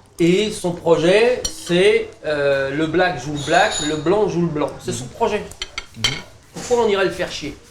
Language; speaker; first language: French; early bilingual, other home language; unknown